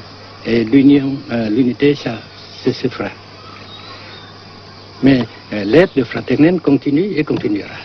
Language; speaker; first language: French; non-native, local second language; Vietnamese